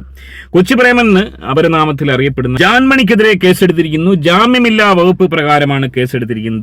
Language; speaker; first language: Malayalam; native; Malayalam